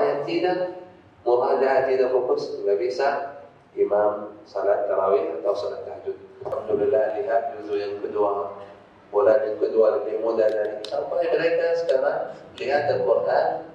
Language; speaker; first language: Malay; non-native, fluent; Arabic